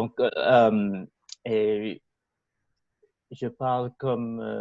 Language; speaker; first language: French; non-native, fluent; English